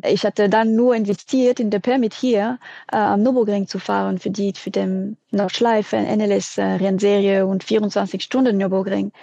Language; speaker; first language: German; non-native, fluent; French